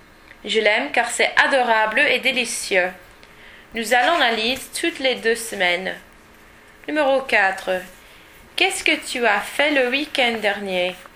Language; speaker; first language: French; non-native, learner; English